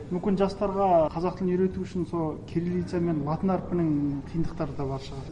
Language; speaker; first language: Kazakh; native; Kazakh